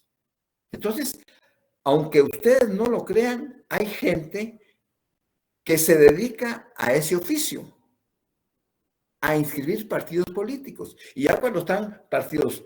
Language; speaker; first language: Spanish; native; Spanish